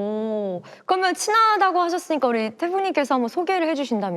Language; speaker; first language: Korean; native; Korean